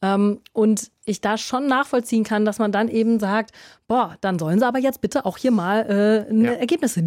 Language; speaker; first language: German; native; German